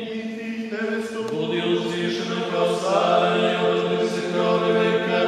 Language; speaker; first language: Bosnian; native; Bosnian